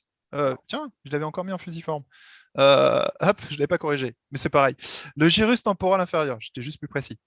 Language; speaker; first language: French; native; French